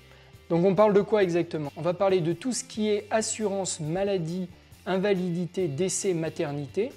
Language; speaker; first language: French; native; French